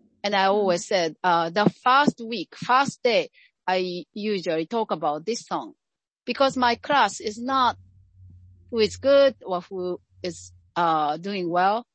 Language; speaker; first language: English; non-native, fluent; Japanese